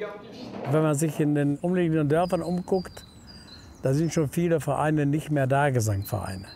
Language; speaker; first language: German; native; German